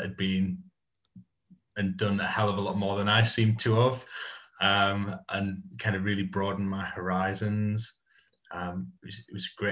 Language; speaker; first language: English; native; English